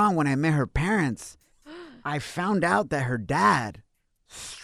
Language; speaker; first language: English; non-native, fluent; Spanish